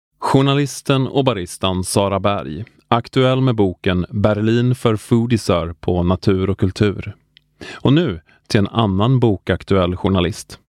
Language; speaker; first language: Swedish; native; Swedish